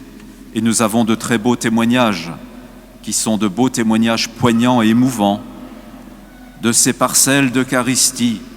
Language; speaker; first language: French; native; French